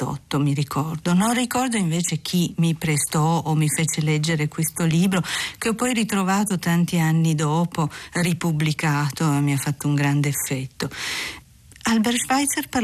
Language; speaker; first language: Italian; native; Italian